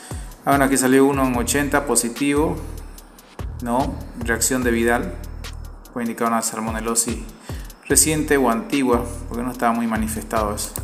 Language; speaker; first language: Spanish; native; Spanish